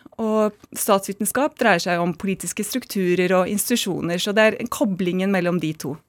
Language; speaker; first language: Norwegian; native; Norwegian